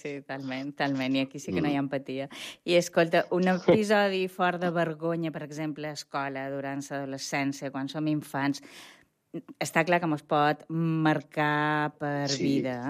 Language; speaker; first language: Catalan; native; Catalan